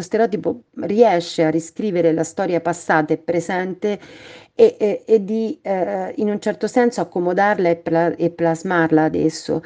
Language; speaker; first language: Italian; native; Italian